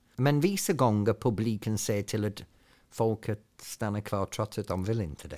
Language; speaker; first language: Swedish; non-native, fluent; English